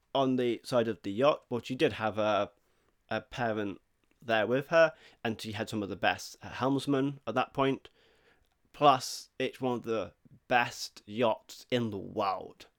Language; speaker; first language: English; native; English